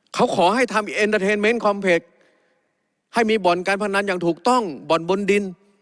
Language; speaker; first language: Thai; native; Thai